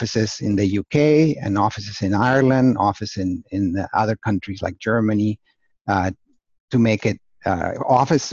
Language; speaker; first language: English; non-native, fluent; Spanish